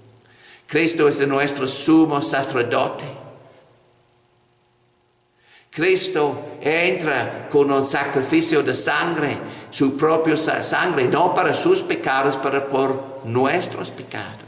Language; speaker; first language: Spanish; non-native, fluent; English